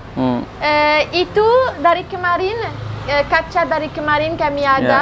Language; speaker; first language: Indonesian; non-native, learner; French